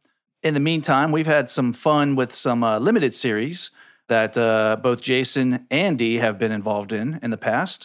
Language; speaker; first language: English; native; English